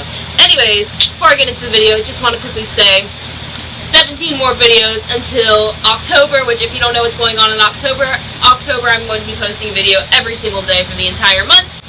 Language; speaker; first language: English; native; English